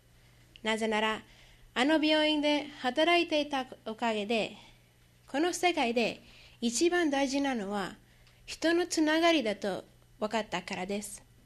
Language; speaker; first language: Japanese; non-native, learner; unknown